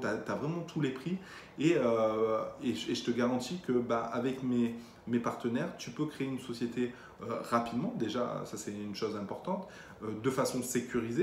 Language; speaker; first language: French; native; French